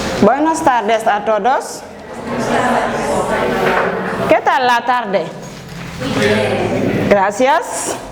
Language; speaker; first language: Spanish; non-native, fluent; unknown